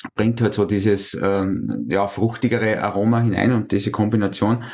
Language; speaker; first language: German; native; German